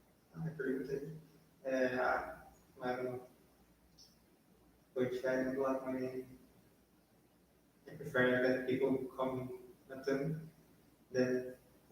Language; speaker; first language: English; non-native, learner; Portuguese